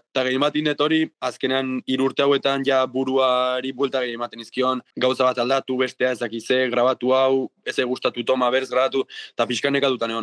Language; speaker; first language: Basque; native; Basque